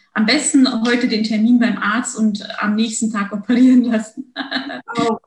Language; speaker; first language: German; early bilingual, other home language; Turkish